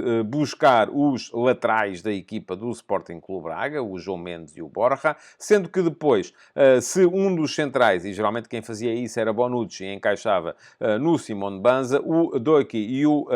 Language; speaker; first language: Portuguese; native; Portuguese